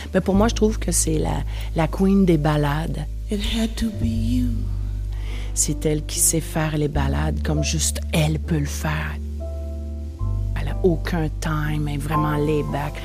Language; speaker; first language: French; native; French